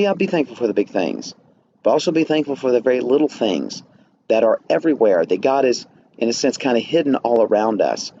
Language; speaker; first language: English; native; English